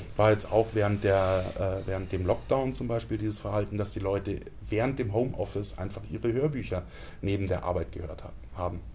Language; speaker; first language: German; native; German